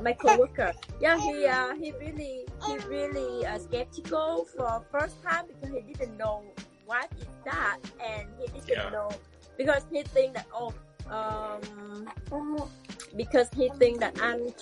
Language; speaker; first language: English; non-native, learner; Vietnamese